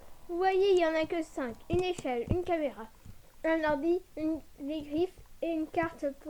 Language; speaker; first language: French; native; French